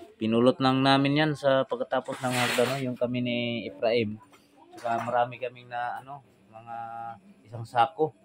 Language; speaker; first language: Filipino; non-native, local second language; Cebuano